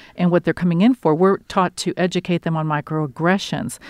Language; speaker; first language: English; early bilingual, other home language; Spanish